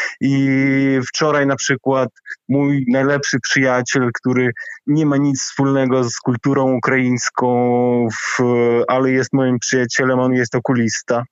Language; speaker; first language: Polish; non-native, fluent; Ukrainian